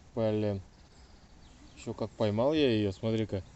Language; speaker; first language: Russian; native; Russian